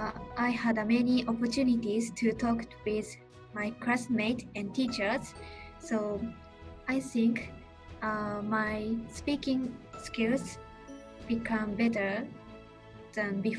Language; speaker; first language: English; non-native, learner; Japanese